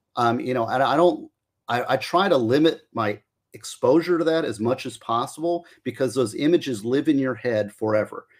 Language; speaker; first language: English; native; English